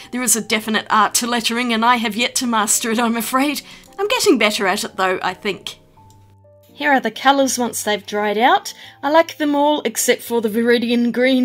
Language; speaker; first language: English; native; English